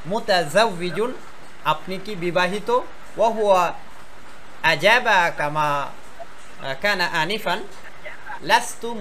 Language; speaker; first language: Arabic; non-native, fluent; Bangla